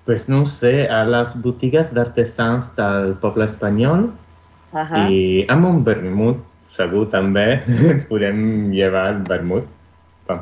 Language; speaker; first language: Catalan; non-native, learner; Italian